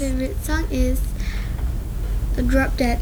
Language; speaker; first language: English; non-native, learner; Indonesian